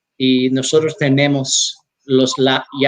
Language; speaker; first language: Spanish; non-native, learner; English